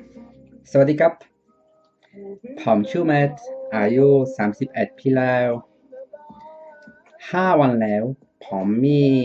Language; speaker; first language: Thai; non-native, learner; Dutch